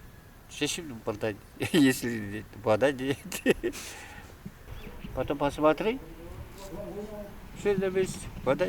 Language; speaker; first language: Russian; non-native, local second language; Kara-Kalpak